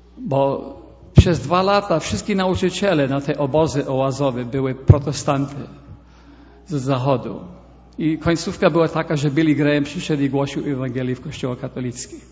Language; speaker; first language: Polish; early bilingual, heritage; Polish